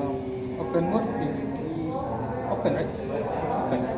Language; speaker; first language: English; non-native, learner; Indonesian